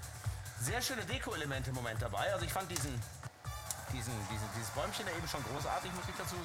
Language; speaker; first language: German; native; German